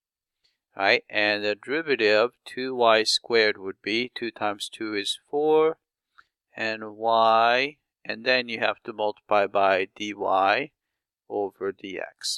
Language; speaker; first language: English; non-native, fluent; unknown